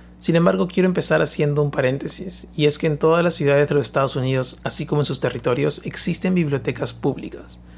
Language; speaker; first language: Spanish; native; Spanish